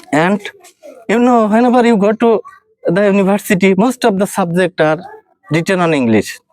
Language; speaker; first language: English; non-native, learner; Bangla